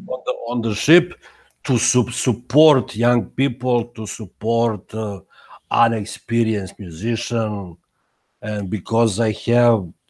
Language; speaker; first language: English; non-native, learner; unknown